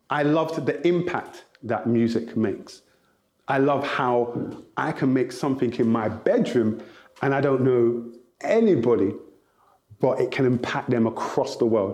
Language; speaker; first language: English; native; English